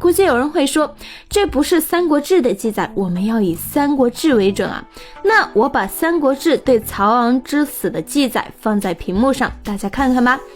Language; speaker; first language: Chinese; native; Chinese